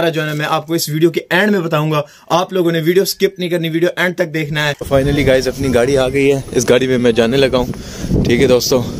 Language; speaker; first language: Urdu; native; Urdu